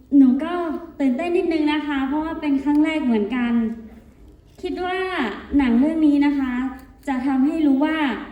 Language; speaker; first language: Thai; non-native, local second language; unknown